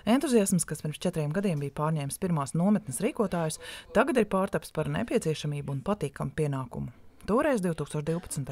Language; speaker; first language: Latvian; native; Latvian